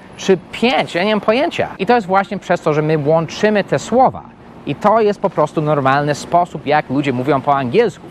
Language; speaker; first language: Polish; non-native, fluent; English